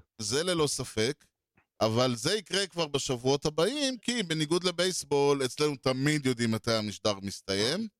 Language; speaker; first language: Hebrew; native; Hebrew